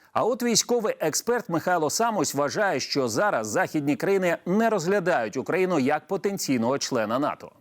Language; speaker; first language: Ukrainian; native; Ukrainian